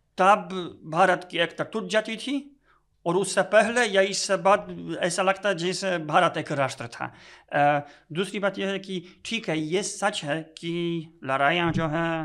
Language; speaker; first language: Hindi; non-native, fluent; Polish